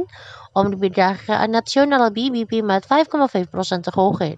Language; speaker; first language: Dutch; non-native, fluent; Indonesian